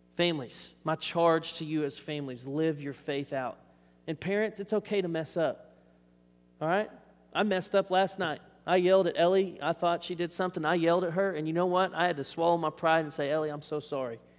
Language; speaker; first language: English; native; English